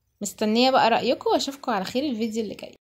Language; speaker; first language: Arabic; native; Arabic